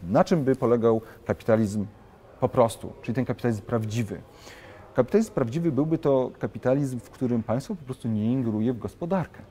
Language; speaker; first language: Polish; native; Polish